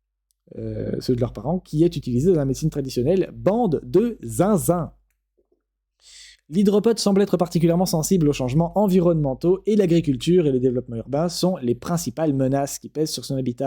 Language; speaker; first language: French; native; French